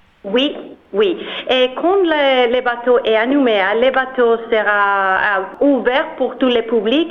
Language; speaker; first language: French; non-native, learner; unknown